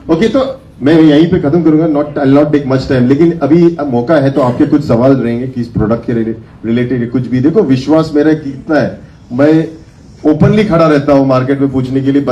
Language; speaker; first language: Hindi; non-native, local second language; Marathi